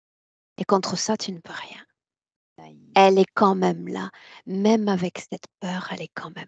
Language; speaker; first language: French; native; French